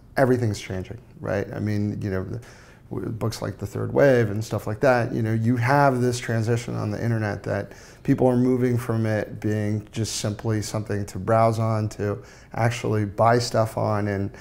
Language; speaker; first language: English; native; English